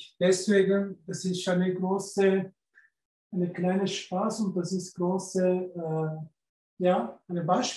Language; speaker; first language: German; non-native, learner; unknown